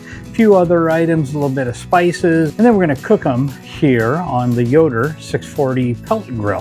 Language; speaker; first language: English; native; English